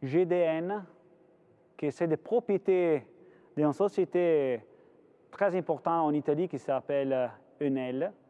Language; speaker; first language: French; non-native, fluent; Italian